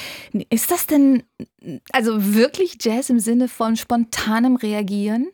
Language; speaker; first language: German; native; German